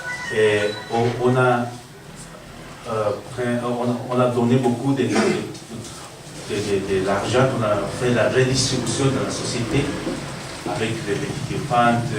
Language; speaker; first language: French; non-native, learner; Spanish